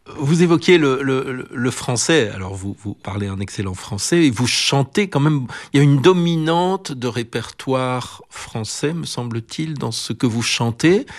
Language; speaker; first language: French; native; French